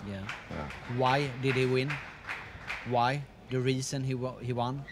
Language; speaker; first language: English; non-native, fluent; Swedish